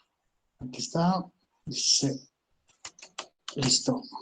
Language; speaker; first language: Spanish; native; Spanish